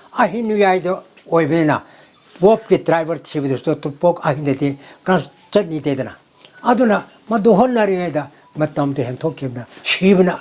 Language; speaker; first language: Manipuri; non-native, local second language; Tangkhul Naga (India)